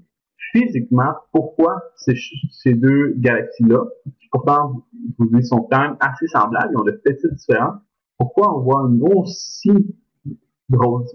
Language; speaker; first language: French; native; French